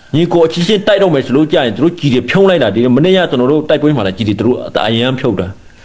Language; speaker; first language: Burmese; non-native, local second language; Hakha Chin